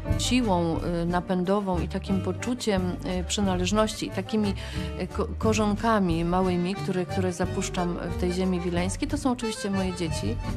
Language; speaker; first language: Polish; native; Polish